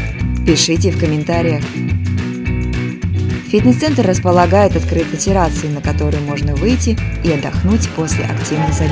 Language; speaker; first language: Russian; native; Russian